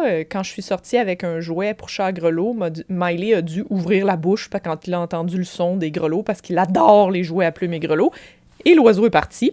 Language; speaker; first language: French; native; French